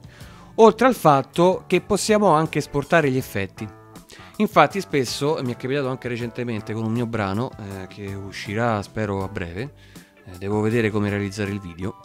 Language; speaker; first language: Italian; native; Italian